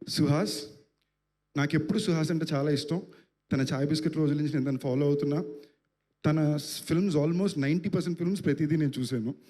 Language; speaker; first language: Telugu; native; Telugu